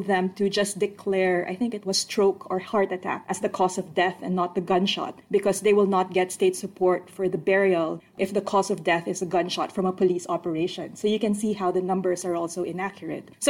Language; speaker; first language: English; non-native, local second language; Filipino